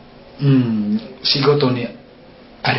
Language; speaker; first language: Japanese; non-native, learner; Indonesian